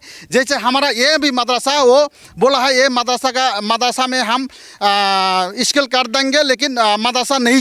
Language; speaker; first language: Hindi; non-native, local second language; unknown